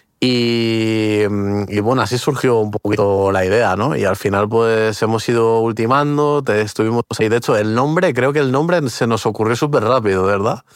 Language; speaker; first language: Spanish; early bilingual, other home language; Portuguese